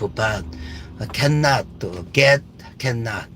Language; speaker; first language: English; non-native, learner; Korean